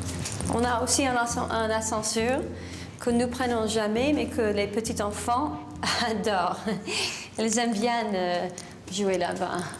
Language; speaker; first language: French; non-native, learner; English